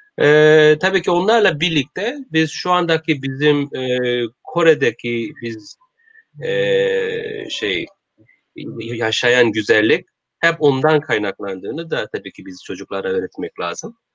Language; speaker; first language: Turkish; non-native, learner; Korean